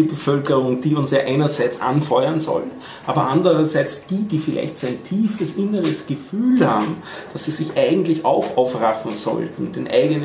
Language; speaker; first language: German; native; German